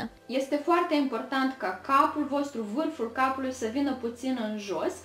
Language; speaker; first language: Romanian; native; Romanian